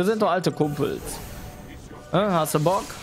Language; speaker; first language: German; native; German